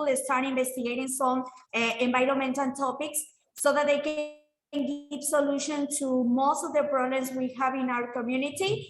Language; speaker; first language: English; non-native, fluent; Spanish